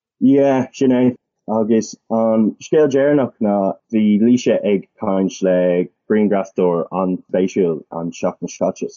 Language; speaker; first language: Irish; non-native, local second language; English